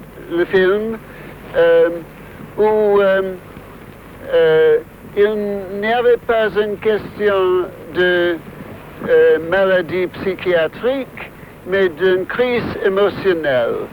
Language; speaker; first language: French; non-native, fluent; English